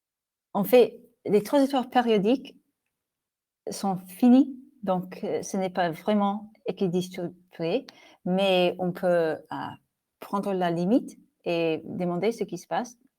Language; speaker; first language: French; non-native, fluent; English